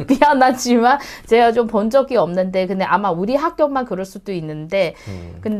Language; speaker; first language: Korean; non-native, learner; Chinese